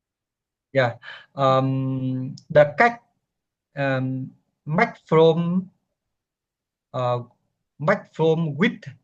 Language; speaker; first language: English; non-native, learner; Vietnamese